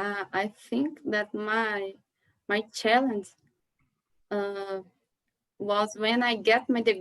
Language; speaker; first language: English; non-native, learner; Portuguese